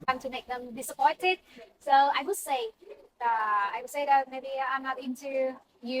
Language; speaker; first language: English; non-native, learner; Vietnamese